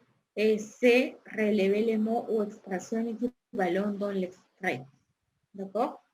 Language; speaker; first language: French; non-native, fluent; Spanish